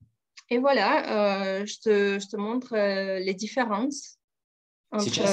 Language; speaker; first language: French; non-native, fluent; Russian